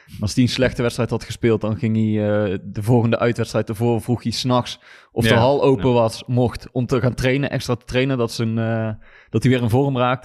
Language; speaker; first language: Dutch; native; Dutch